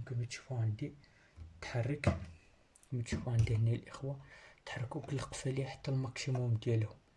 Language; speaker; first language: Arabic; native; Arabic